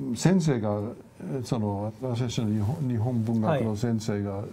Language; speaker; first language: Japanese; non-native, fluent; English